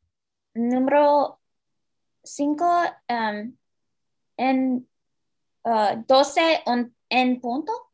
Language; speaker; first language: Spanish; non-native, learner; English